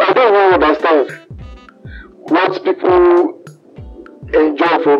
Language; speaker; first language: English; non-native, local second language; Yoruba